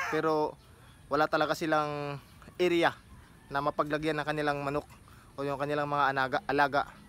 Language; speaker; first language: Filipino; non-native, local second language; Cebuano